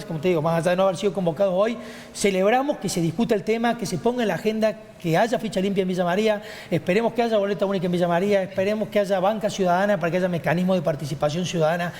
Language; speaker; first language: Spanish; native; Spanish